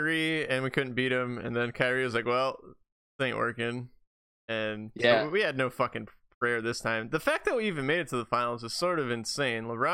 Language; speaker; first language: English; native; English